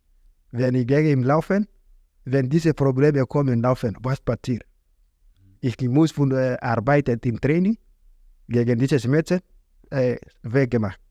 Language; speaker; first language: German; non-native, learner; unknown